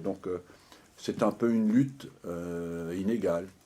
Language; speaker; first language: French; native; French